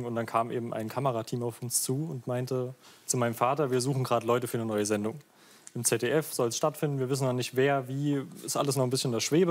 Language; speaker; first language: German; native; German